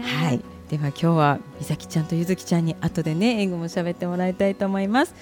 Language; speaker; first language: Japanese; native; Japanese